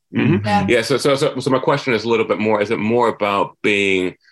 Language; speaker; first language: English; non-native, fluent; Finnish